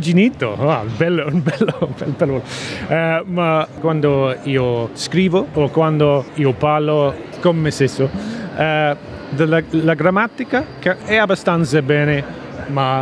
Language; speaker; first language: Italian; non-native, learner; English